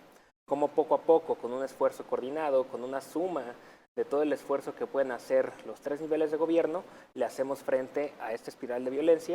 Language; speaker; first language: Spanish; native; Spanish